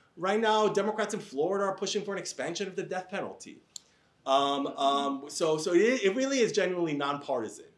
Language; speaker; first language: English; native; English